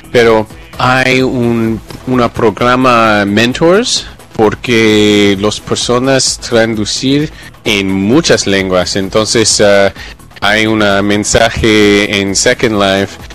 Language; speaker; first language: Spanish; non-native, learner; English